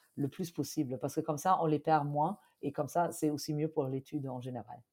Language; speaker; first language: French; non-native, fluent; German